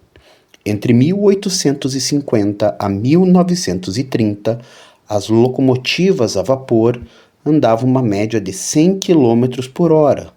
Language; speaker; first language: Portuguese; native; Portuguese